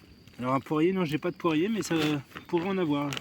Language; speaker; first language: French; native; French